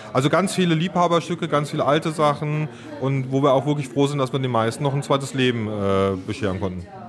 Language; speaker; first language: German; native; German